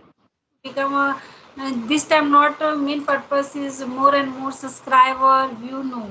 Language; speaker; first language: English; non-native, learner; Hindi